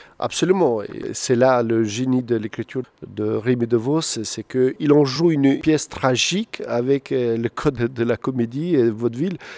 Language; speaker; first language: French; non-native, fluent; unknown